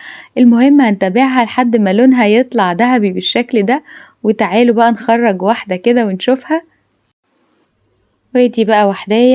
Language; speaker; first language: Arabic; native; Arabic